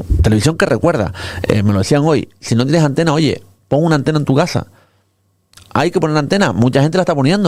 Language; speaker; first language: Spanish; native; Spanish